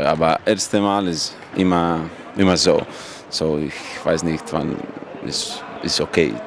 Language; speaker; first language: German; non-native, learner; Russian